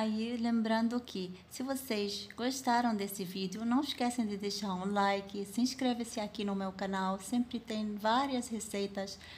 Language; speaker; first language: Portuguese; non-native, fluent; Arabic